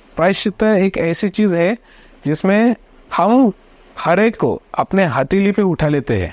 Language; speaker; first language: Hindi; non-native, local second language; Marathi